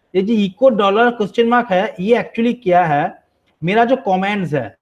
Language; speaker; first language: Hindi; non-native, local second language; Bangla